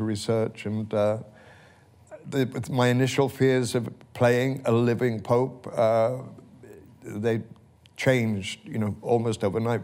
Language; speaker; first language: English; native; English